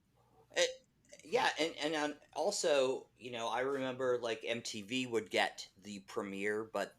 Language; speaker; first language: English; native; English